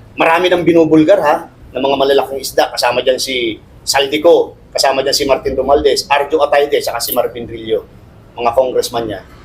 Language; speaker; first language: Filipino; native; Filipino